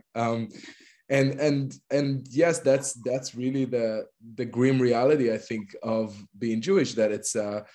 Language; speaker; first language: English; non-native, fluent; Hebrew